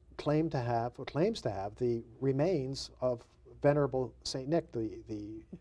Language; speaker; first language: English; native; English